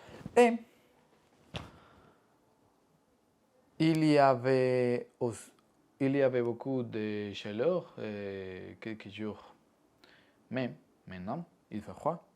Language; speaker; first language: French; non-native, learner; Spanish